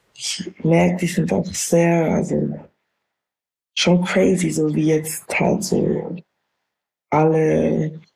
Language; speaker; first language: German; native; German